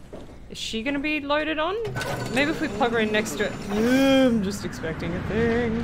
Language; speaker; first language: English; native; English